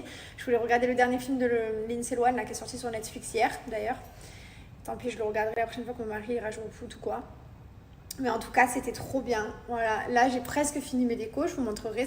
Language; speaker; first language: French; native; French